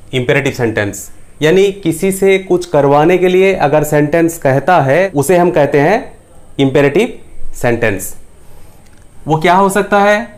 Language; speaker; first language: Hindi; non-native, local second language; Bangla